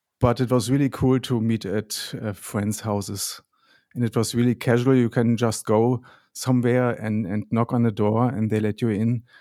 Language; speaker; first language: English; non-native, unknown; German